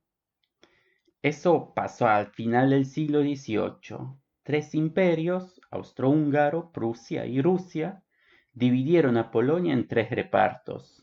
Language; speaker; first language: Spanish; non-native, fluent; Polish